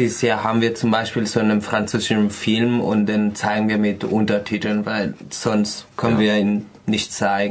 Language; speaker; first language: German; non-native, fluent; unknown